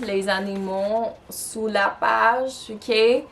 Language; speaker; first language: French; non-native, local second language; English